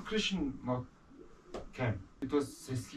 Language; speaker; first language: English; non-native, learner; Mongolian